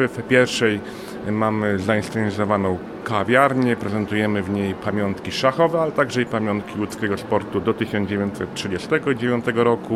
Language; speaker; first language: Polish; native; Polish